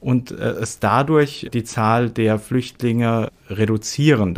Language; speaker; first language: German; native; German